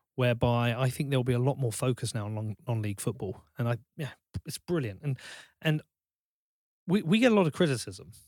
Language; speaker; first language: English; native; English